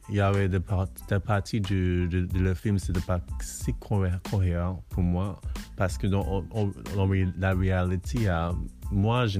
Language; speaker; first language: French; non-native, learner; English